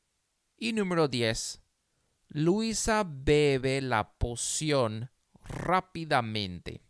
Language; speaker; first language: Spanish; non-native, fluent; English